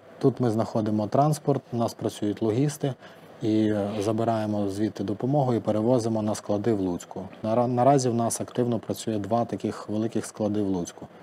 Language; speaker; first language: Ukrainian; native; Ukrainian